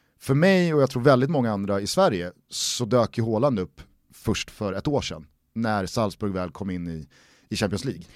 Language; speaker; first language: Swedish; native; Swedish